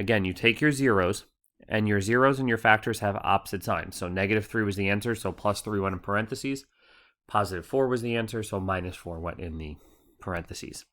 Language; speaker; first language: English; native; English